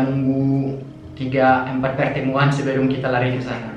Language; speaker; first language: Indonesian; non-native, fluent; French